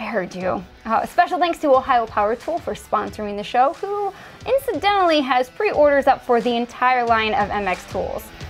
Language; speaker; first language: English; native; English